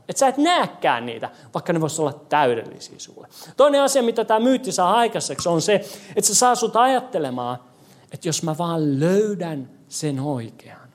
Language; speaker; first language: Finnish; non-native, fluent; English